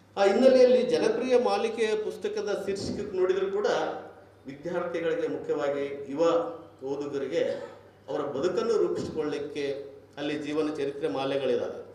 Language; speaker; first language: Kannada; native; Kannada